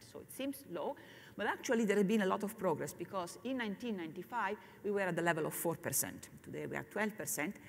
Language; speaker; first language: English; non-native, fluent; Italian